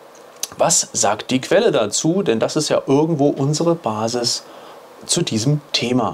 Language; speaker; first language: German; native; German